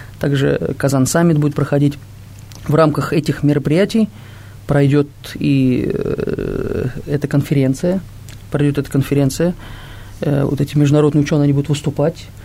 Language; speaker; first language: Russian; non-native, local second language; Tatar